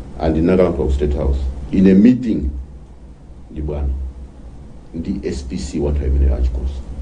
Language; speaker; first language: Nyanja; non-native, local second language; Tumbuka